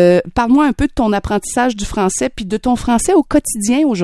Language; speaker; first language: French; native; French